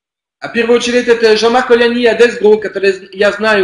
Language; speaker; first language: Russian; non-native, learner; French